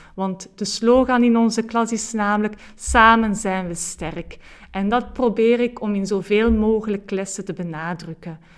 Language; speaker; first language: Dutch; native; Dutch